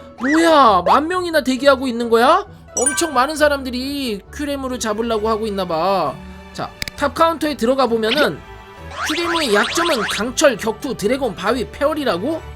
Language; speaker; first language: Korean; native; Korean